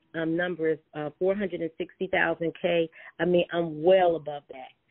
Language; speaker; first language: English; native; English